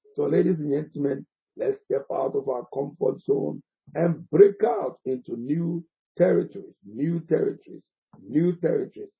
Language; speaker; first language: English; non-native, local second language; Akan